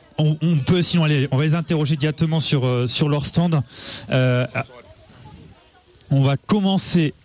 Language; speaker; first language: French; native; French